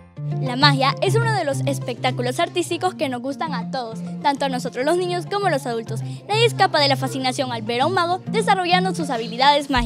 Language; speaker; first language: Spanish; native; Spanish